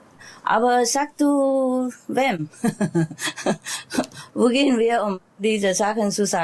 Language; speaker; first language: German; non-native, learner; Vietnamese